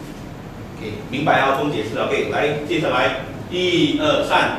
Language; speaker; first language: Chinese; native; Chinese